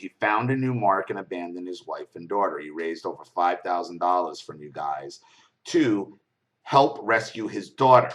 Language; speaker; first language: English; native; English